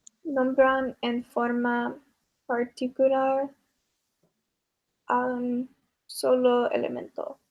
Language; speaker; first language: Spanish; non-native, learner; English